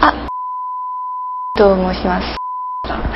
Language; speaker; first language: Japanese; non-native, learner; English